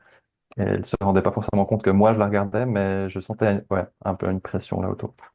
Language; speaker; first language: French; native; French